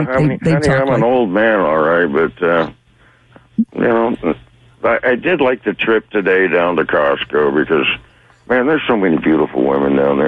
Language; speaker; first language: English; native; English